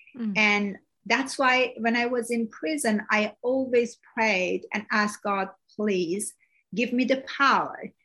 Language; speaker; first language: English; non-native, fluent; Persian